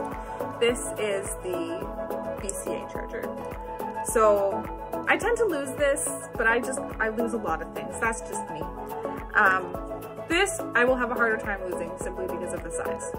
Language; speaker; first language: English; native; English